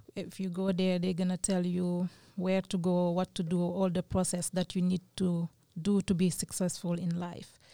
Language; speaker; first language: English; non-native, fluent; French